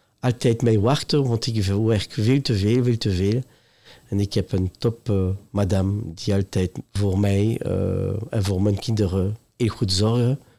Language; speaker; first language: Dutch; non-native, local second language; French